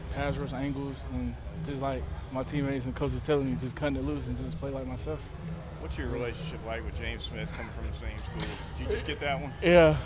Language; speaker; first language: English; native; English